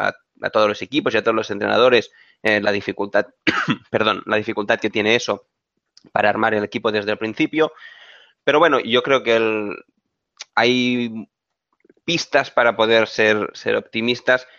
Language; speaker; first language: Spanish; native; Spanish